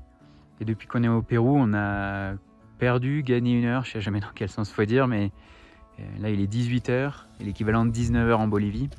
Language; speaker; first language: French; native; French